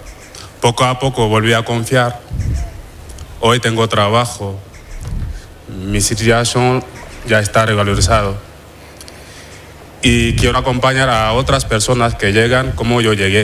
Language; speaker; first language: Spanish; non-native, fluent; Wolof